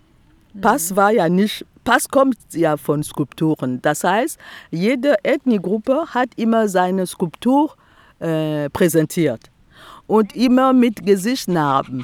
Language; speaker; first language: German; non-native, fluent; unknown